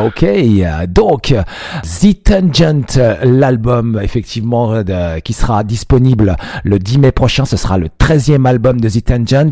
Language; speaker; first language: French; native; French